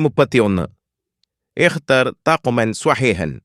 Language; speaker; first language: Arabic; non-native, fluent; Malayalam